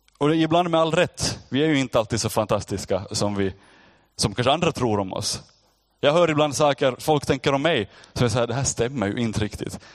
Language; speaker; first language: Swedish; native; Swedish